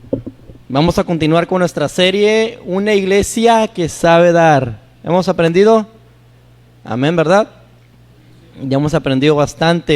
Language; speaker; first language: Spanish; native; Spanish